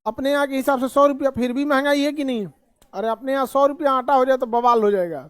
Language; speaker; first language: Hindi; native; Hindi